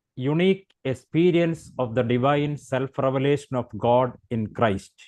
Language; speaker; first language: English; non-native, local second language; Malayalam